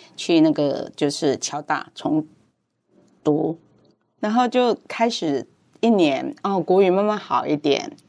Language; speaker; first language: Chinese; non-native, fluent; Cantonese